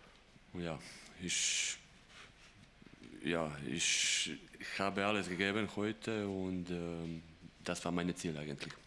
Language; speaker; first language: German; non-native, fluent; Croatian